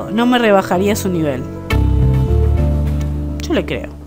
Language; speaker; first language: Spanish; native; Spanish